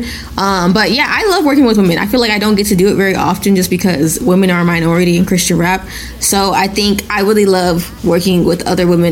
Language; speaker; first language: English; non-native, local second language; Yoruba